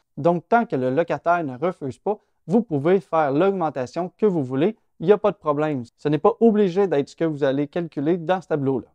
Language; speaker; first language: French; native; French